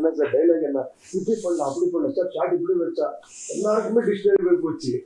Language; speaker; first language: Tamil; non-native, learner; Kannada